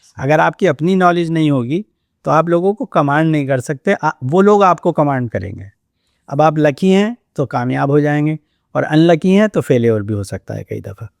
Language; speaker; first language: Hindi; native; Hindi